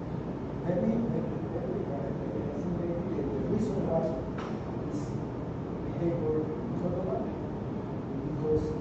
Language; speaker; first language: English; non-native, learner; Spanish